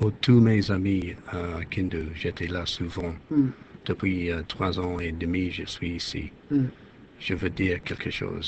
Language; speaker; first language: French; non-native, fluent; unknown